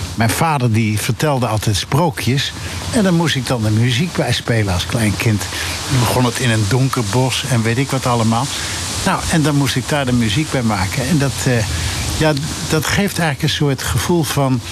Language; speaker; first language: Dutch; native; Dutch